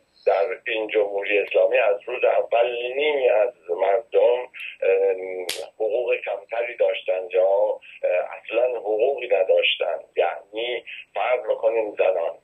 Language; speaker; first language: Persian; native; Persian